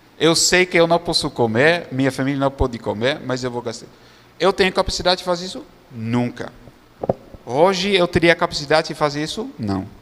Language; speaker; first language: Portuguese; non-native, fluent; Dutch